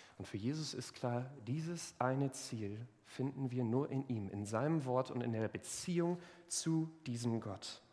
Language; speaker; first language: German; native; German